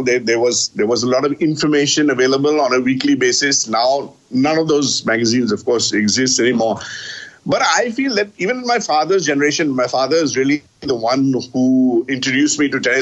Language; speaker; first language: English; non-native, local second language; Bangla